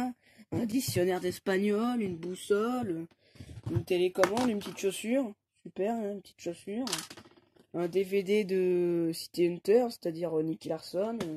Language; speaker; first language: French; native; French